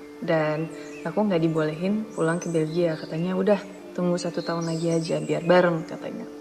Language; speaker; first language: Indonesian; non-native, fluent; Dutch